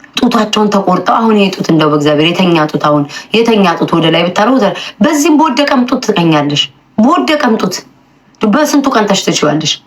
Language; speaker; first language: Amharic; native; Amharic